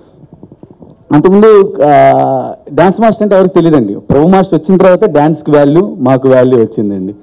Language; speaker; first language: Telugu; native; Telugu